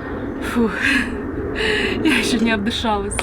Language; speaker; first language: Russian; native; Russian